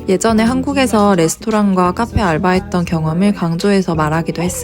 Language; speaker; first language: Korean; native; Korean